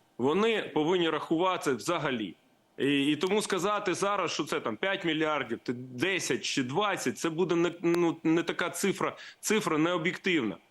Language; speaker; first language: Ukrainian; native; Ukrainian